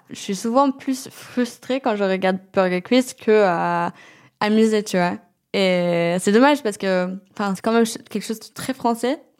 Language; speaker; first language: French; non-native, fluent; Norwegian